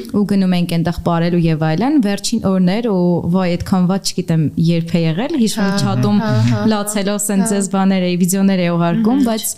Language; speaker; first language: Armenian; native; Armenian